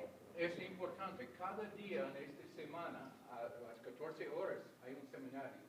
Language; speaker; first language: Spanish; non-native, fluent; English